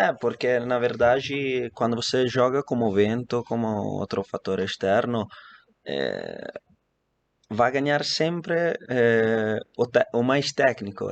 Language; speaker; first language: Portuguese; non-native, fluent; Italian